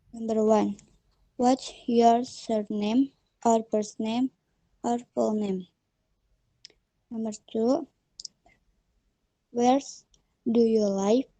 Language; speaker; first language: English; non-native, learner; Indonesian